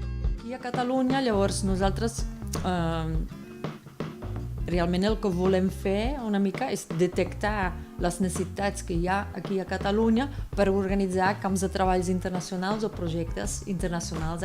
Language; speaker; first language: Catalan; non-native, fluent; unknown